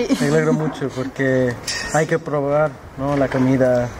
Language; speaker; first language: Spanish; non-native, fluent; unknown